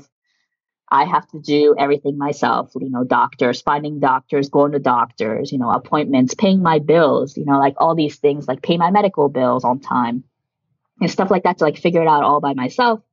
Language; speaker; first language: English; early bilingual, other home language; Japanese